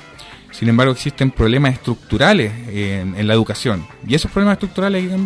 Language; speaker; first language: Spanish; native; Spanish